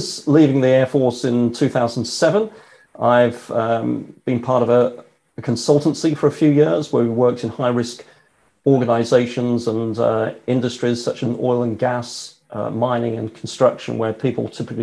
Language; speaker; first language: English; native; English